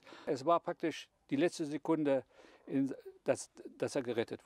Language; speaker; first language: German; native; German